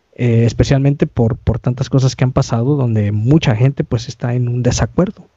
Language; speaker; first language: Spanish; native; Spanish